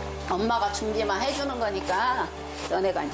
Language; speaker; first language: Korean; native; Korean